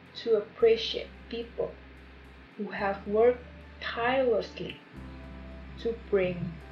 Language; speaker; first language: English; non-native, fluent; Indonesian